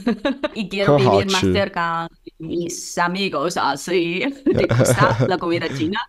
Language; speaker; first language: Spanish; non-native, fluent; Chinese